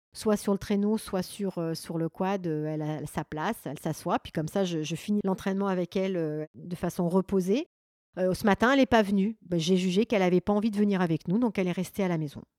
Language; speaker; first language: French; native; French